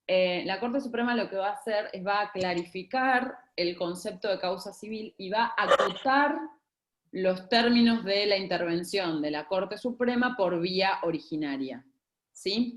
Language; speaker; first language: Spanish; native; Spanish